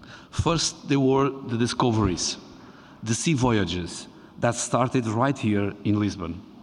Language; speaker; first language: English; non-native, fluent; Portuguese